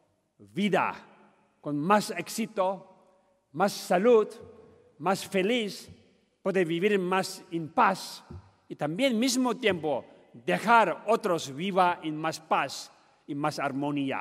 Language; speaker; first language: Spanish; non-native, learner; Tibetan